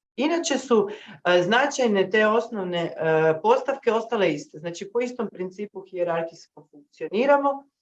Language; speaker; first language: Croatian; native; Croatian